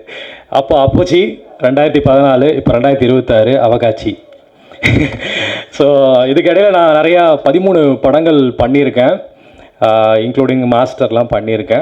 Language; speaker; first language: Tamil; native; Tamil